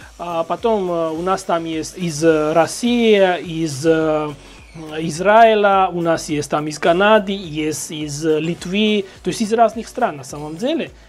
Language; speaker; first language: Russian; non-native, fluent; Georgian